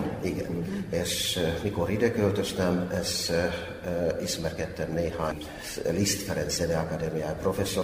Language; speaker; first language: Hungarian; non-native, fluent; Finnish